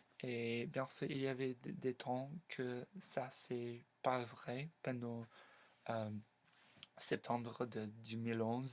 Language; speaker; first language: French; non-native, learner; English